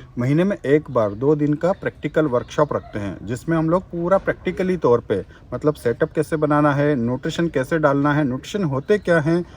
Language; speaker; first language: Hindi; native; Hindi